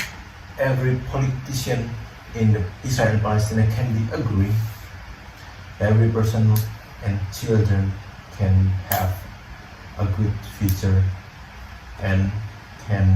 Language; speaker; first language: English; non-native, learner; Indonesian